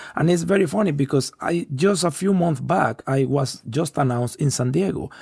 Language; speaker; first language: English; non-native, fluent; Spanish